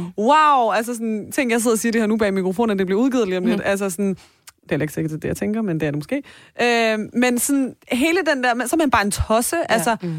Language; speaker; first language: Danish; early bilingual, other home language; Persian